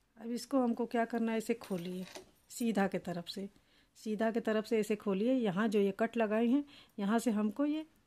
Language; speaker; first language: Hindi; native; Hindi